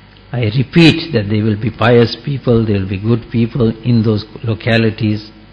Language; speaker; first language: English; native; English